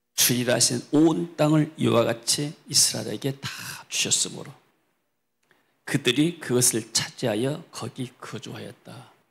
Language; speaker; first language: Korean; native; Korean